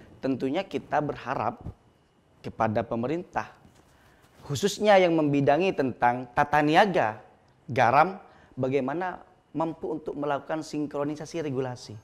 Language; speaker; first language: Indonesian; non-native, local second language; Madurese